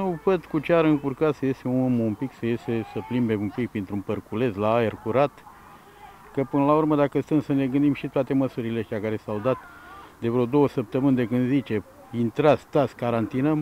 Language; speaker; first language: Romanian; native; Romanian